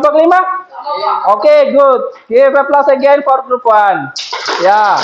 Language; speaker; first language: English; non-native, fluent; Indonesian